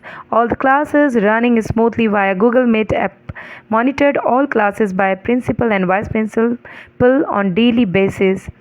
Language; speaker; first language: English; non-native, local second language; Hindi